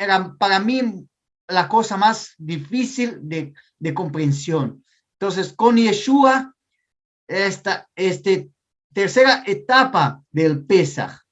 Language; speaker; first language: Spanish; non-native, fluent; Portuguese